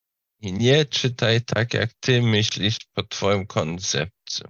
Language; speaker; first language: Polish; non-native, learner; Slovak